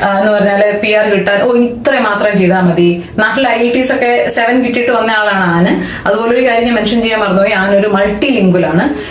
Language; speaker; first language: Malayalam; native; Malayalam